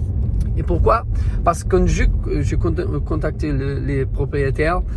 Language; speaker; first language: French; non-native, learner; Portuguese